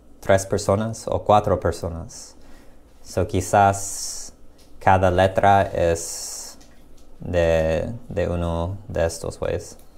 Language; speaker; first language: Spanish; non-native, learner; English